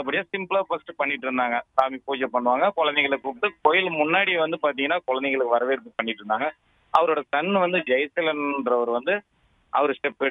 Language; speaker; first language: Tamil; native; Tamil